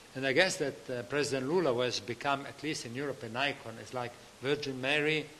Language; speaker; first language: English; non-native, fluent; Italian